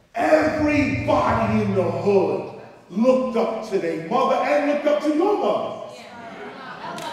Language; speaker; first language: English; native; English